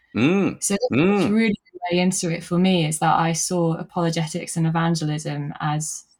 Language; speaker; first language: English; native; English